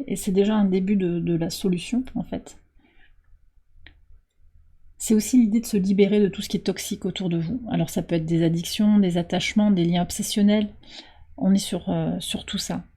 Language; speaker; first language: French; native; French